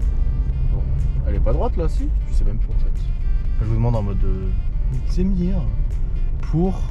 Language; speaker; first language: French; native; French